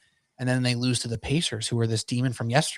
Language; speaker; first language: English; native; English